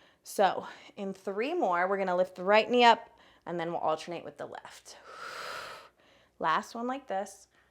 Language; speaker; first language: English; native; English